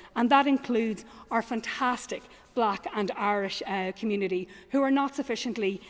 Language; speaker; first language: English; native; English